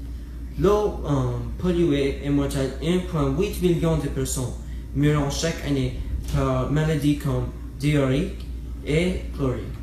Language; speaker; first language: French; non-native, learner; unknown